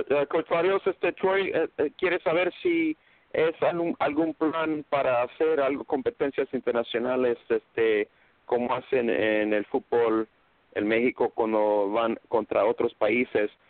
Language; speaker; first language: Spanish; early bilingual, heritage; Spanish